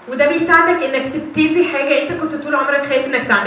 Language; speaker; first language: Arabic; native; Arabic